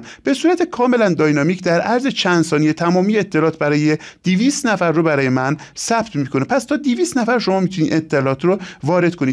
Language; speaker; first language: Persian; native; Persian